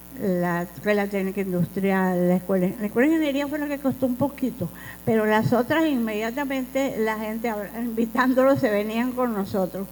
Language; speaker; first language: Spanish; native; Spanish